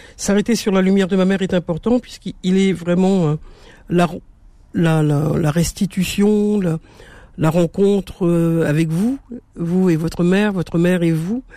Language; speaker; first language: French; native; French